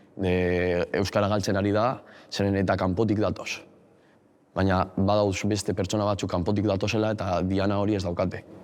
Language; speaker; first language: Basque; early bilingual, other home language; Arabic